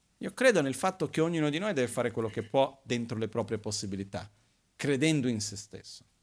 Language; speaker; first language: Italian; non-native, fluent; Portuguese